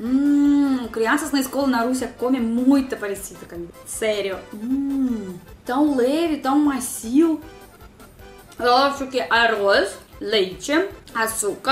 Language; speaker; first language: Portuguese; non-native, learner; Russian